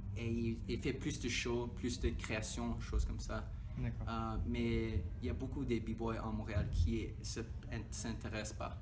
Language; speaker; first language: French; non-native, local second language; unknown